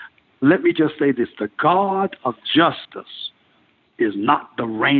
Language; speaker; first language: English; native; English